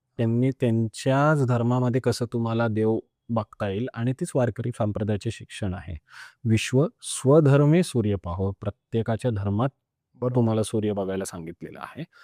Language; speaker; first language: Marathi; non-native, local second language; Punjabi